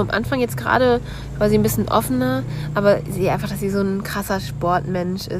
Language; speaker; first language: German; native; German